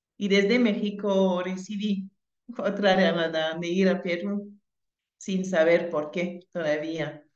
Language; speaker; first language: Spanish; non-native, fluent; French